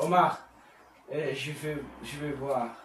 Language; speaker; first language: French; non-native, learner; Dutch